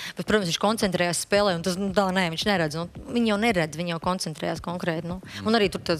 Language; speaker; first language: Latvian; native; Latvian